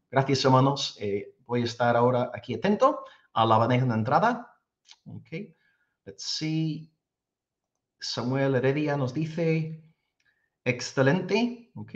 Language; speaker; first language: Spanish; non-native, fluent; English